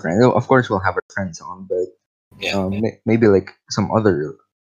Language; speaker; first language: English; non-native, local second language; Filipino